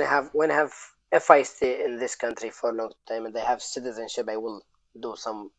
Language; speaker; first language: English; non-native, learner; Arabic